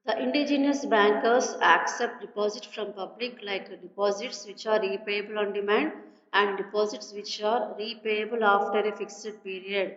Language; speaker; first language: English; non-native, local second language; Telugu